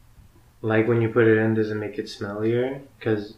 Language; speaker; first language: English; early bilingual, other home language; Spanish